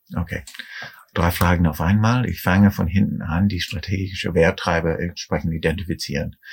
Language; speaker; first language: German; non-native, fluent; English